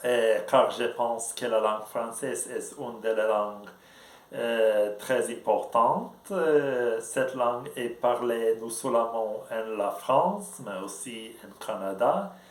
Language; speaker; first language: French; non-native, learner; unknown